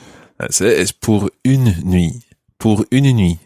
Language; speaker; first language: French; non-native, fluent; English